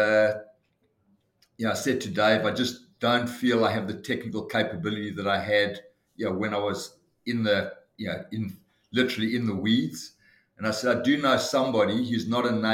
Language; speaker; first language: English; native; English